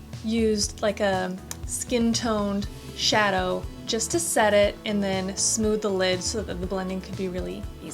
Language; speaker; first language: English; native; English